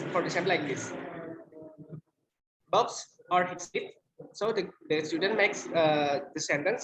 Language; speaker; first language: English; non-native, learner; Indonesian